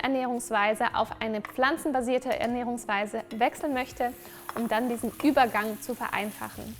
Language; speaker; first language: German; native; German